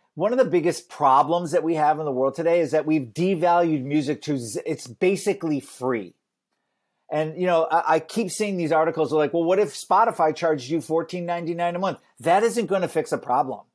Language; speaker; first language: English; native; English